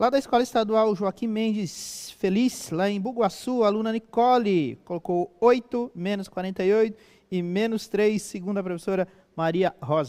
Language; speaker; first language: Portuguese; native; Portuguese